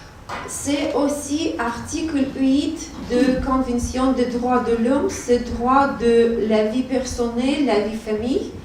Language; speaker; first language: French; non-native, learner; Russian